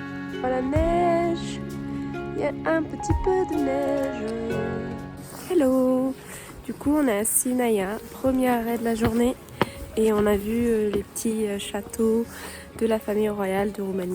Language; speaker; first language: French; native; French